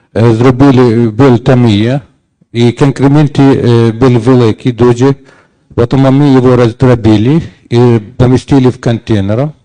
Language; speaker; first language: Ukrainian; non-native, learner; Arabic